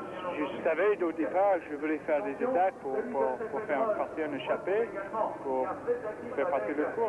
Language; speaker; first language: French; non-native, fluent; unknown